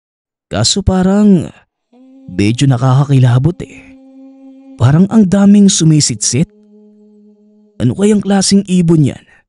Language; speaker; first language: Filipino; native; Filipino